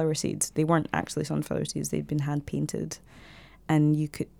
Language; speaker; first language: English; native; English